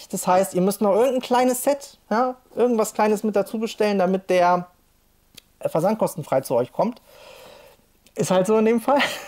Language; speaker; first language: German; native; German